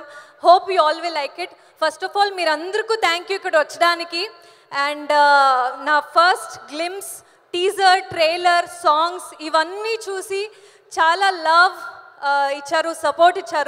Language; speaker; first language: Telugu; non-native, learner; Kannada